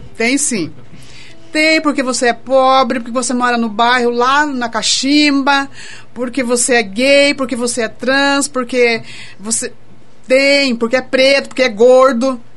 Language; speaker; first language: Portuguese; native; Portuguese